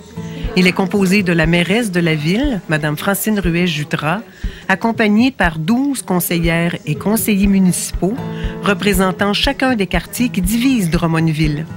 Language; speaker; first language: French; native; French